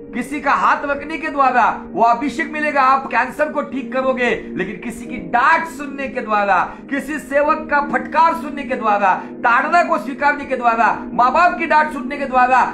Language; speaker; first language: Hindi; non-native, local second language; Marathi